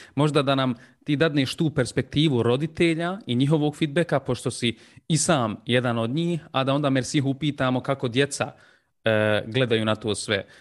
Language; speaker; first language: Croatian; early bilingual, heritage; Bosnian